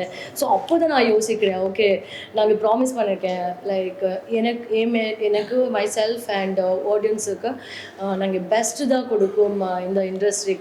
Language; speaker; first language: Tamil; non-native, learner; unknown